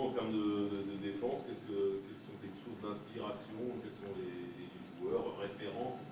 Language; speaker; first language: French; native; French